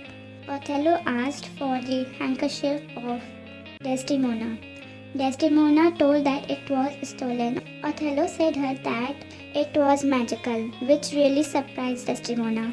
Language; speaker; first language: English; non-native, local second language; Hindi